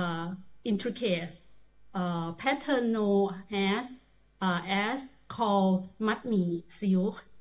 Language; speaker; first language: English; non-native, learner; Thai